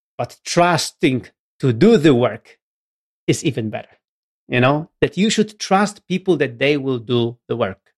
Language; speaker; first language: English; non-native, fluent; Polish